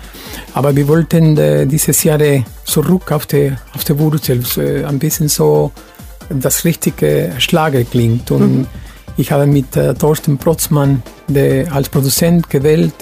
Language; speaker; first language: German; non-native, fluent; Spanish